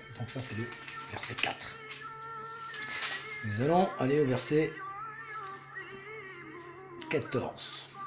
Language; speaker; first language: French; native; French